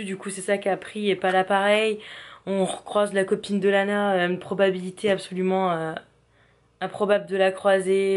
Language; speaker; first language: French; native; French